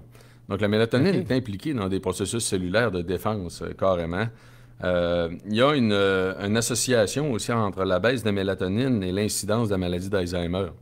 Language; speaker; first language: French; native; French